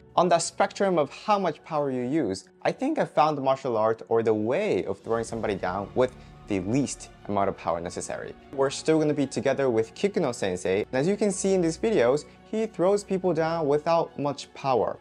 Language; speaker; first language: English; non-native, fluent; Japanese